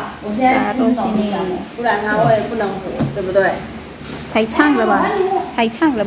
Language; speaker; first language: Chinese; non-native, learner; Javanese